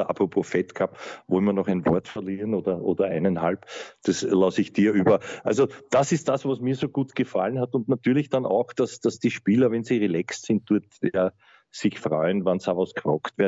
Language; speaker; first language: German; native; German